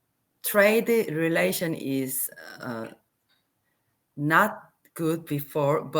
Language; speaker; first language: English; non-native, learner; Korean